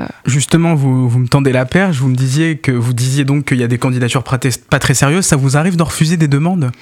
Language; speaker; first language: French; native; French